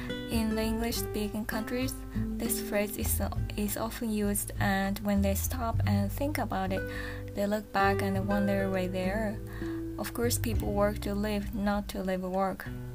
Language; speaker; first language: English; non-native, fluent; Japanese